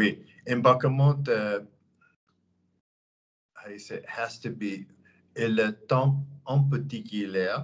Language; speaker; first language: French; non-native, learner; English